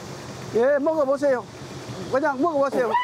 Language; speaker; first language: Korean; native; Korean